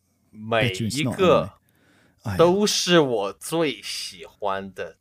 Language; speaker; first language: Chinese; non-native, learner; English